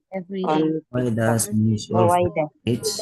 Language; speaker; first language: English; non-native, learner; Indonesian